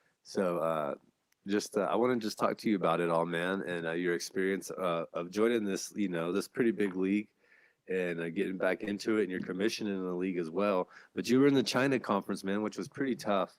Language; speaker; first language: English; native; English